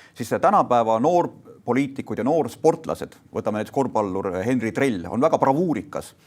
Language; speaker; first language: Estonian; native; Estonian